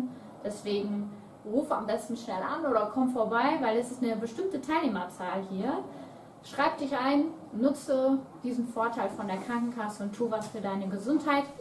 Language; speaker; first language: German; native; German